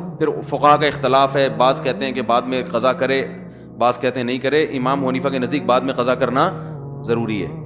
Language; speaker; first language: Urdu; native; Urdu